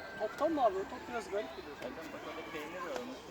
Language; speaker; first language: Turkish; early bilingual, heritage; Turkish